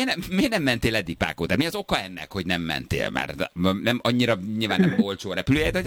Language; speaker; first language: Hungarian; native; Hungarian